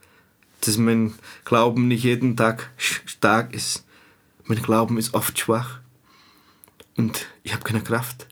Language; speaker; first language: German; non-native, fluent; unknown